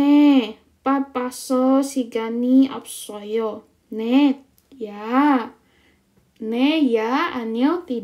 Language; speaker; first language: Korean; non-native, fluent; Indonesian